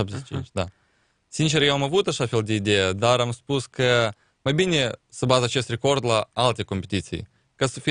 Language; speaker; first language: Romanian; non-native, local second language; Russian